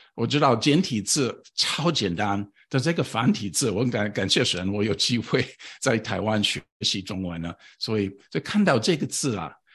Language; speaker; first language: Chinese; non-native, fluent; English